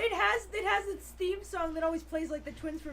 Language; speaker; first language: English; native; English